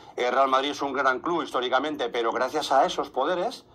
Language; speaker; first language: Spanish; native; Spanish